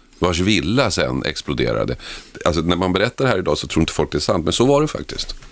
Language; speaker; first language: Swedish; native; Swedish